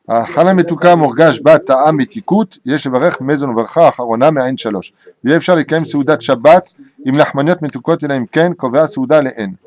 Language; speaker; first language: Hebrew; non-native, fluent; French